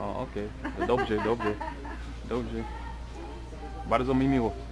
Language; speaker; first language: Polish; non-native, learner; English